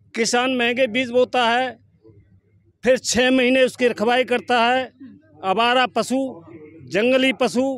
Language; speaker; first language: Hindi; native; Hindi